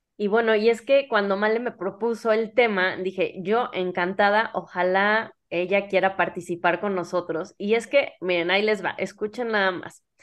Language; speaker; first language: Spanish; native; Spanish